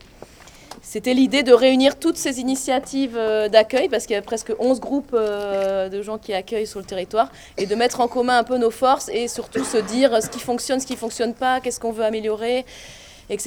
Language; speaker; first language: French; native; French